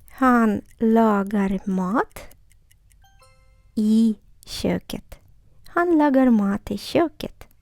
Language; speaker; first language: Swedish; non-native, fluent; Ukrainian